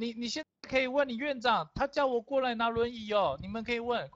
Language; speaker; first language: Chinese; native; Chinese